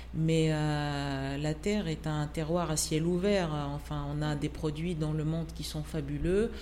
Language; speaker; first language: French; non-native, local second language; Arabic